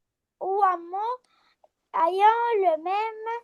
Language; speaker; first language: French; non-native, learner; Arabic